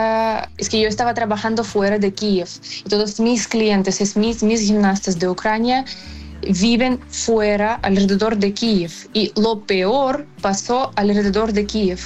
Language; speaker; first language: Spanish; non-native, fluent; Ukrainian